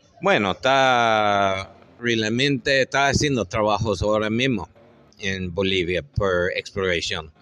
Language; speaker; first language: Spanish; non-native, fluent; English